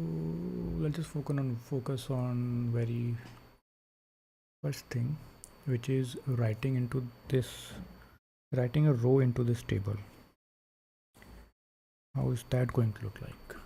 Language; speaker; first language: English; non-native, local second language; Hindi